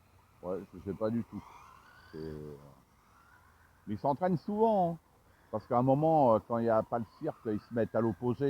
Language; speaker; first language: French; native; French